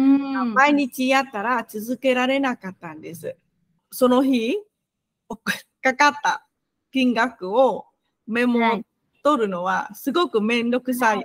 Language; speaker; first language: Japanese; non-native, fluent; Vietnamese